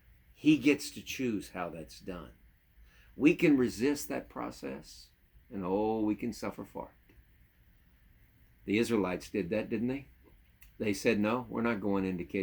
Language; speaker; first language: English; native; English